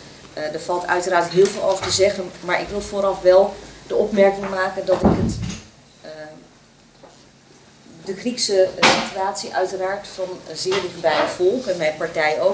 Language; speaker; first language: Dutch; native; Dutch